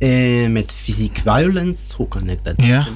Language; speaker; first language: Dutch; non-native, learner; Russian